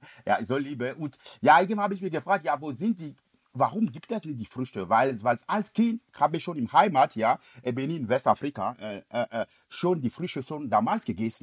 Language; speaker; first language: German; non-native, fluent; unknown